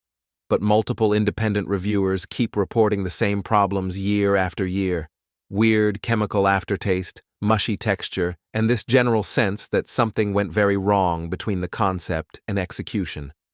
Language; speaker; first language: English; native; English